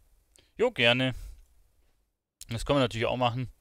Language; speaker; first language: German; native; German